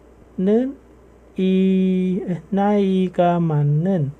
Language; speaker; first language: Korean; non-native, fluent; Khmer